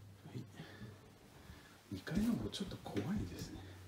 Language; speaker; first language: Japanese; non-native, fluent; French